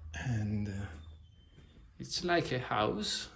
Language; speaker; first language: English; non-native, fluent; Italian